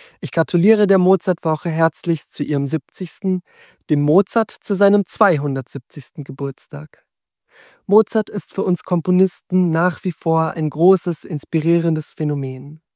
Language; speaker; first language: German; native; German